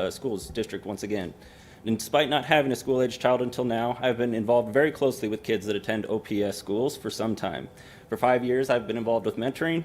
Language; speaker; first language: English; native; English